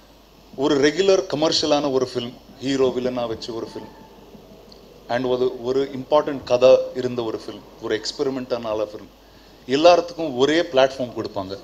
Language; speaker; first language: Tamil; non-native, local second language; Telugu